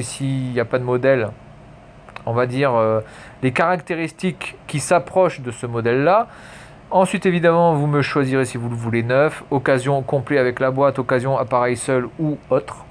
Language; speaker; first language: French; native; French